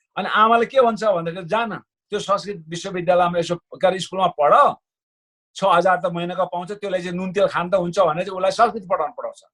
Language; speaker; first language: Nepali; non-native, local second language; Sherpa